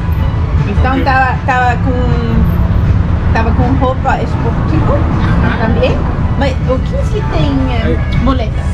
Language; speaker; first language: Portuguese; early bilingual, heritage; Portuguese